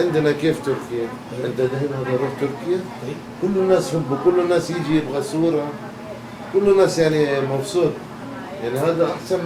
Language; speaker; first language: Arabic; non-native, learner; Turkish